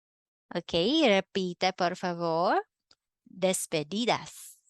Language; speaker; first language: Spanish; non-native, fluent; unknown